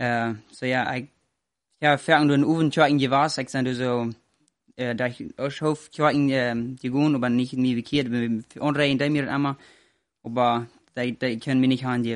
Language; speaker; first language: German; non-native, learner; Plautdietsch